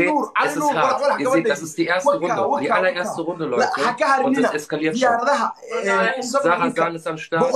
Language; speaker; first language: German; early bilingual, other home language; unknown